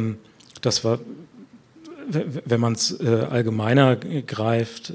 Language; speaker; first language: German; native; German